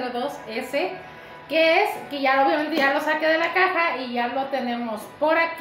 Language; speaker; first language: Spanish; native; Spanish